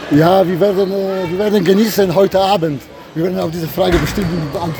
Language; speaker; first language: German; non-native, learner; Polish